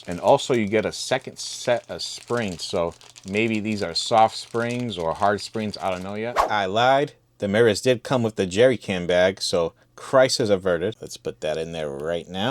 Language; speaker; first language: English; native; English